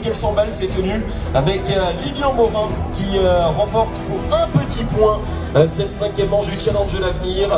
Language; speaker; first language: French; native; French